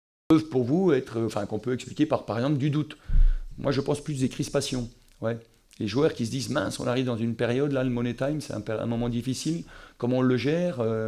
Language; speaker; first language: French; native; French